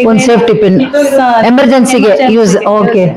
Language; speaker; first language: Kannada; non-native, local second language; Tamil